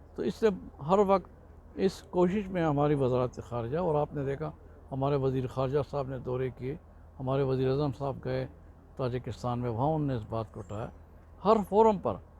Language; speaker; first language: Urdu; non-native, local second language; Pashto